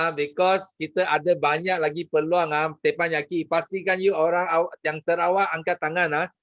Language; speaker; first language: Malay; non-native, local second language; Chinese